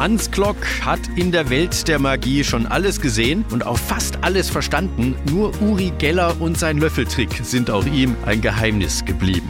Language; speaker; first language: German; native; German